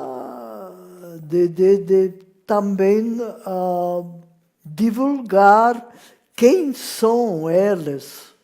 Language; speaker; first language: Portuguese; non-native, fluent; French